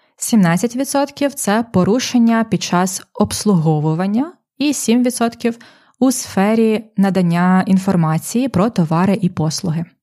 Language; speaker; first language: Ukrainian; native; Ukrainian